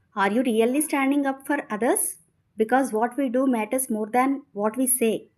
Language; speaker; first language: English; non-native, local second language; Telugu